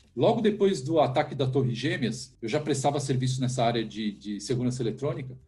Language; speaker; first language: Portuguese; native; Portuguese